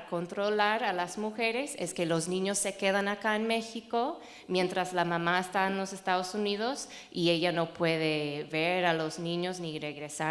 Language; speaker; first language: Spanish; non-native, fluent; English